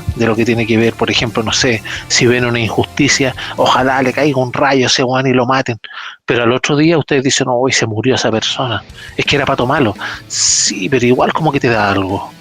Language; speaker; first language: Spanish; native; Spanish